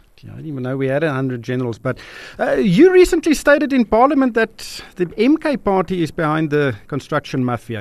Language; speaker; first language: English; non-native, local second language; Afrikaans